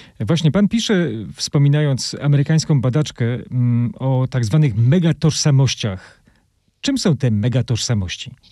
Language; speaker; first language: Polish; native; Polish